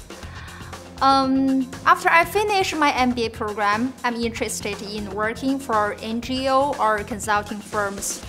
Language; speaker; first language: English; non-native, fluent; Chinese